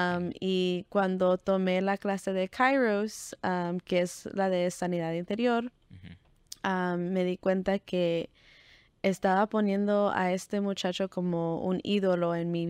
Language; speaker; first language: Spanish; early bilingual, heritage; Spanish